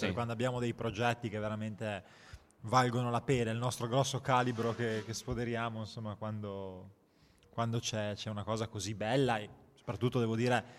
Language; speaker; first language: Italian; native; Italian